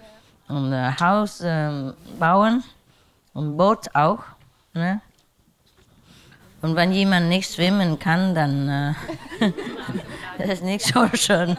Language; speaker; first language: German; non-native, learner; Vietnamese